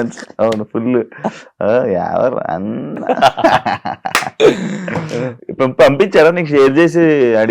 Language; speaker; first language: Telugu; native; Telugu